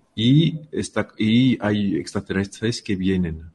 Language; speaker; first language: Spanish; non-native, fluent; French